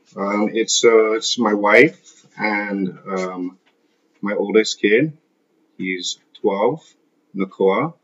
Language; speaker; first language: English; native; English